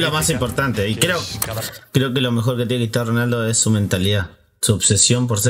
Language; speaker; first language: Spanish; native; Spanish